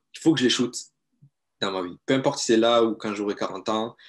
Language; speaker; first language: French; native; French